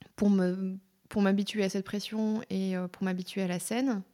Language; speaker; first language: French; native; French